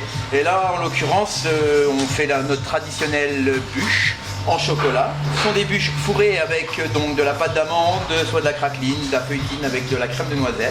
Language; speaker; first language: French; native; French